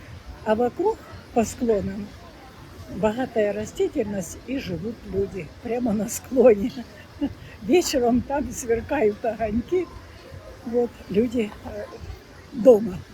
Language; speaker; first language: Russian; native; Russian